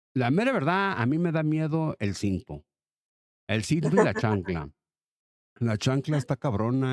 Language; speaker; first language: Spanish; early bilingual, heritage; Spanish